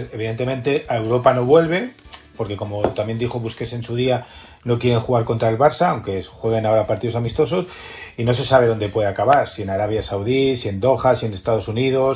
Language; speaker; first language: Spanish; native; Spanish